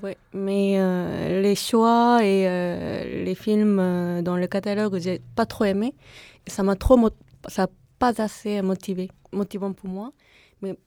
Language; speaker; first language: French; non-native, fluent; Japanese